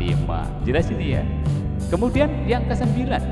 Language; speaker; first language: Indonesian; native; Indonesian